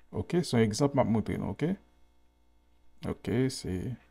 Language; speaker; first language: French; non-native, local second language; Haitian Creole